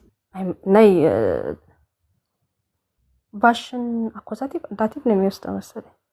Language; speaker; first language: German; non-native, learner; Amharic